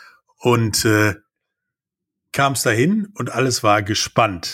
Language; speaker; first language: German; native; German